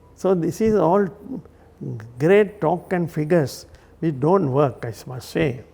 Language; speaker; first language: English; non-native, local second language; Sinhala